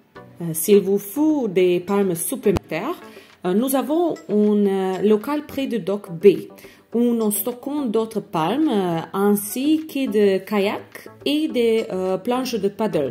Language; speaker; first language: French; non-native, learner; Croatian